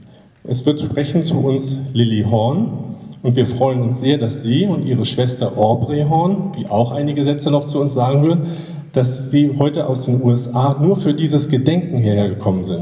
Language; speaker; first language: German; native; German